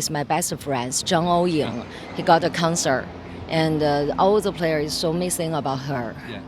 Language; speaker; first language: English; non-native, learner; Chinese